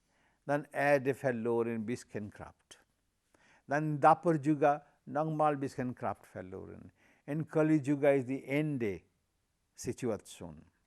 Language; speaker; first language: German; non-native, learner; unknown